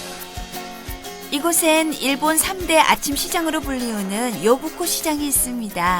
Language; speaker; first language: Korean; native; Korean